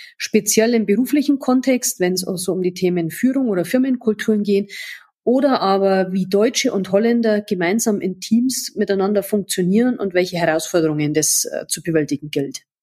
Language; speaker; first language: German; native; German